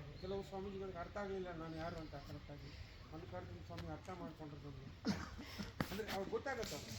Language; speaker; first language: Kannada; native; Kannada